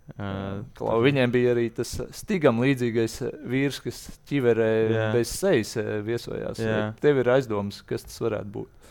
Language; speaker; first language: Latvian; native; Latvian